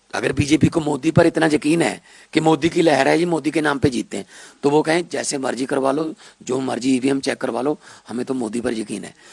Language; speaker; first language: Hindi; non-native, local second language; Punjabi